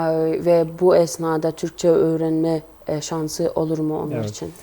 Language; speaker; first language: Turkish; non-native, local second language; Kyrgyz